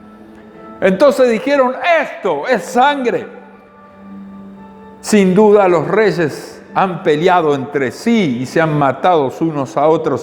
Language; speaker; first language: Spanish; native; Spanish